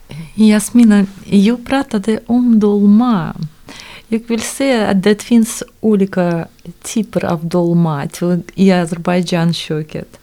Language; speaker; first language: Swedish; non-native, fluent; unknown